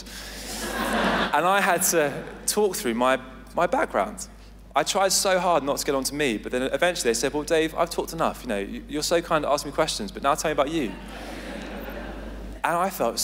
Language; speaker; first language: English; native; English